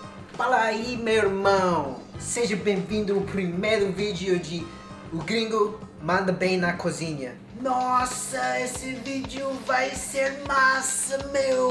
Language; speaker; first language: Portuguese; non-native, learner; English